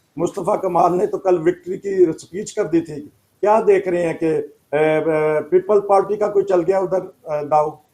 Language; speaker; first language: Urdu; non-native, local second language; Punjabi